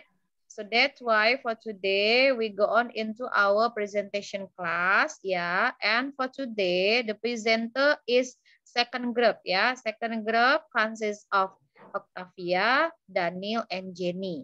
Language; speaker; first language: English; non-native, fluent; Indonesian